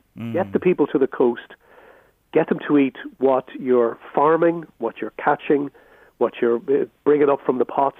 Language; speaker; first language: English; native; English